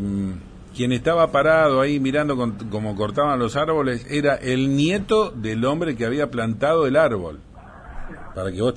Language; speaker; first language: Spanish; native; Spanish